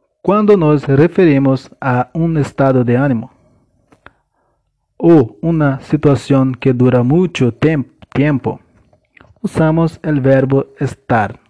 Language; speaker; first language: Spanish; non-native, learner; Portuguese